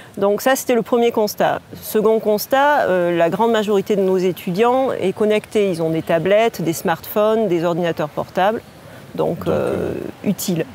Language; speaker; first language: French; native; French